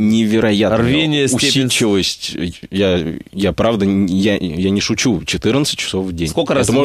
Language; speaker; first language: Russian; native; Russian